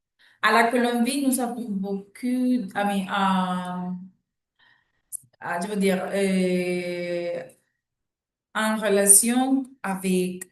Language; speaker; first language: French; non-native, learner; Spanish